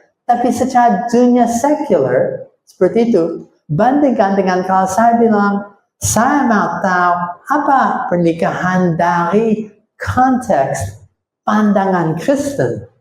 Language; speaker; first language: Indonesian; non-native, fluent; English